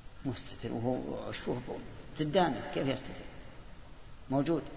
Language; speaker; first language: Arabic; native; Arabic